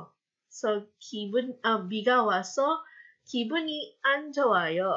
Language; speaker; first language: Korean; non-native, fluent; Filipino